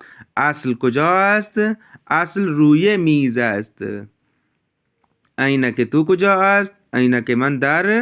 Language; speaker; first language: Persian; non-native, fluent; Urdu